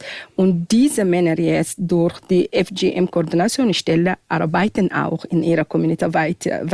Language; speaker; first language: German; non-native, fluent; Arabic